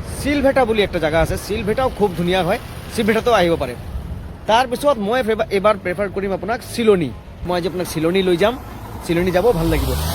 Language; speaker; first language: Assamese; non-native, local second language; Bangla